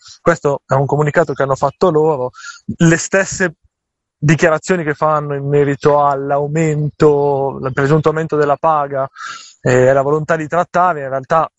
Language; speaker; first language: Italian; native; Italian